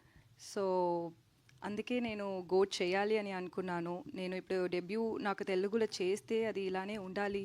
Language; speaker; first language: Telugu; non-native, learner; Tamil